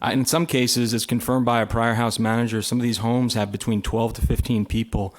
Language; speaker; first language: English; native; English